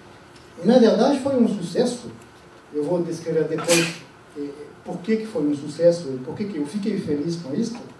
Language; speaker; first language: Portuguese; non-native, fluent; French